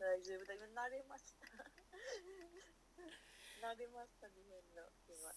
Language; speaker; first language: Japanese; non-native, learner; Nepali